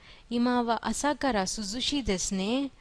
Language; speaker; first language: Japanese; non-native, fluent; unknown